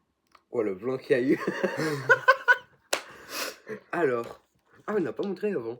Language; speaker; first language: French; native; French